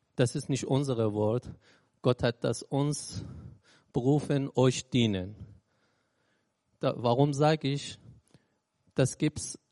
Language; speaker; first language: German; non-native, learner; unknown